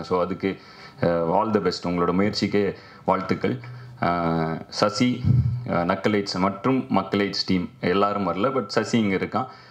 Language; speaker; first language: Tamil; native; Tamil